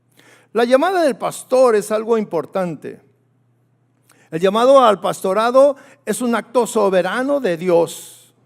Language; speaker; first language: Spanish; native; Spanish